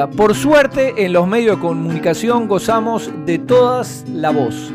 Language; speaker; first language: Spanish; native; Spanish